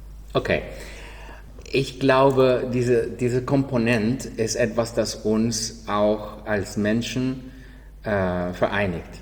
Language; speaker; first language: German; non-native, learner; Spanish